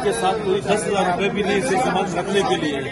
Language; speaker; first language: Urdu; native; Urdu